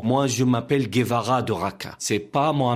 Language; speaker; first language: French; non-native, learner; Arabic